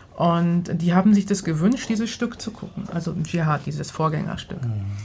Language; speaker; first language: German; native; German